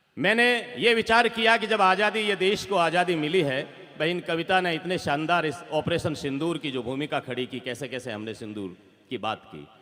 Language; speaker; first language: Hindi; non-native, local second language; Rajasthani